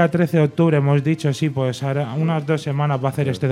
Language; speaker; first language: Spanish; native; Spanish